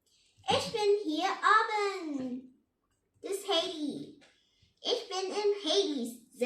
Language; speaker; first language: German; non-native, learner; Vietnamese